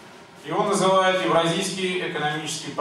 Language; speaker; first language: Russian; native; Russian